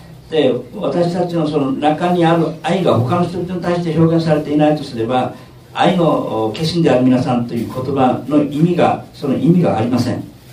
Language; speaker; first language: Japanese; native; Japanese